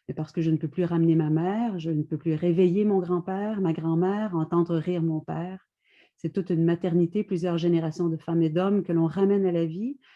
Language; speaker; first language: French; native; French